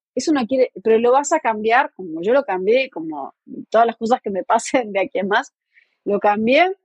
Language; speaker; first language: Spanish; native; Spanish